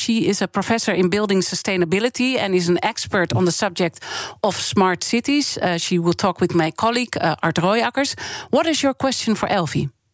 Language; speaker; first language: English; non-native, fluent; Dutch